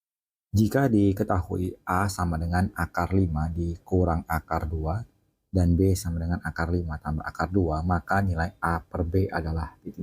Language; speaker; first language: Indonesian; native; Indonesian